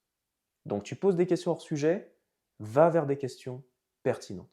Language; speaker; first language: French; native; French